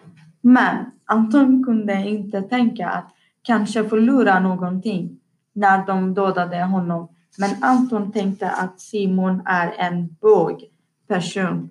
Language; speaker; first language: Swedish; non-native, learner; Persian